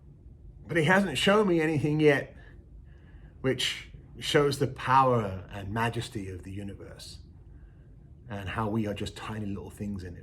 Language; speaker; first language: English; native; English